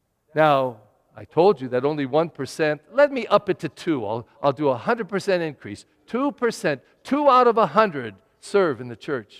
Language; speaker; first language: English; native; English